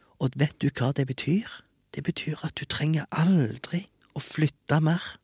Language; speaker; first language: Norwegian; early bilingual, other home language; Arabic